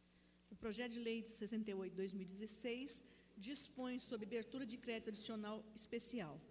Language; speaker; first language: Portuguese; native; Portuguese